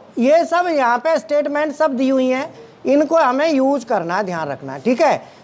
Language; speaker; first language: Hindi; native; Hindi